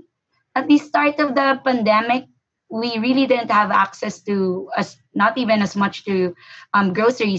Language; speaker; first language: English; non-native, local second language; Hiligaynon